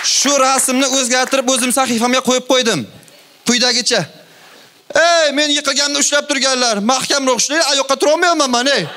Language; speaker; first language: Uzbek; native; Uzbek